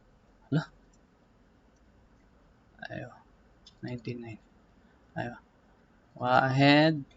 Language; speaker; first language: Arabic; non-native, learner; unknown